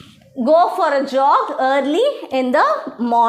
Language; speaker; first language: English; non-native, local second language; Tamil